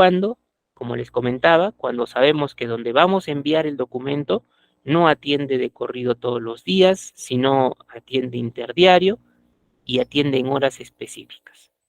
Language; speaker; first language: Spanish; native; Spanish